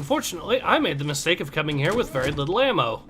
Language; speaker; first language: English; native; English